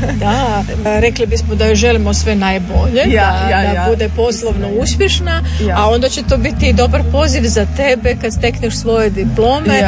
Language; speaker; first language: Serbian; native; Serbian